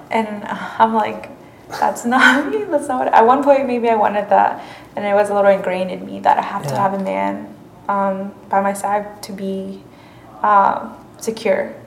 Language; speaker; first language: English; early bilingual, other home language; Spanish